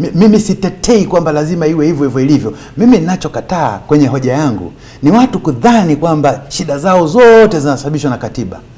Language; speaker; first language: Swahili; native; Swahili